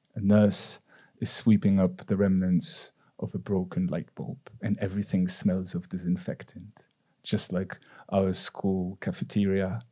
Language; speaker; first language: English; non-native, fluent; Polish